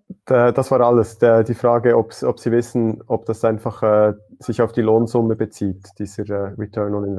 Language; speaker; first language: German; native; German